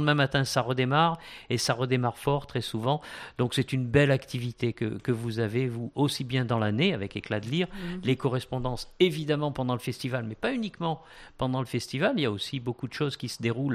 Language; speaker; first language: French; native; French